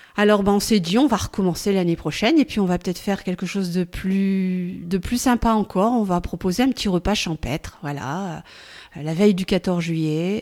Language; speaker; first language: French; native; French